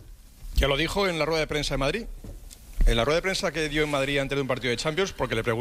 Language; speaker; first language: Spanish; native; Spanish